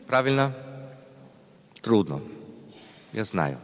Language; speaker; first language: Russian; non-native, learner; German